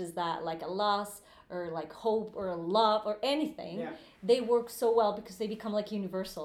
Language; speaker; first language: English; non-native, fluent; Spanish